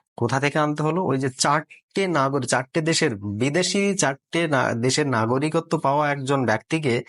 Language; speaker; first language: Bangla; native; Bangla